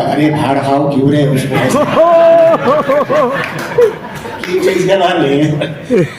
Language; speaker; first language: Hindi; non-native, local second language; Telugu